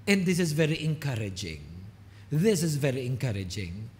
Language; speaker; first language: English; non-native, local second language; Filipino